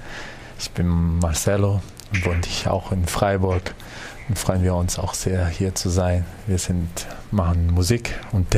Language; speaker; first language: German; non-native, fluent; Portuguese